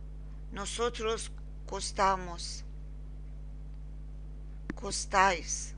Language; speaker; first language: Spanish; non-native, learner; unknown